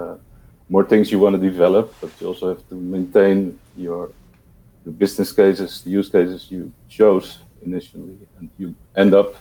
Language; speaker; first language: English; non-native, fluent; Dutch